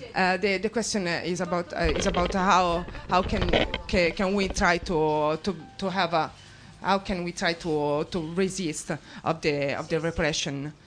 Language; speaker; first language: English; non-native, fluent; Italian